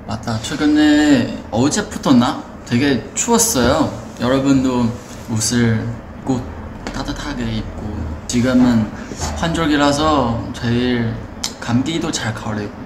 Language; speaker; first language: Korean; non-native, fluent; Chinese